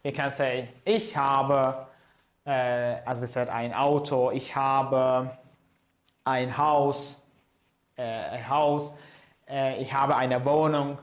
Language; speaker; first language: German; non-native, fluent; Azerbaijani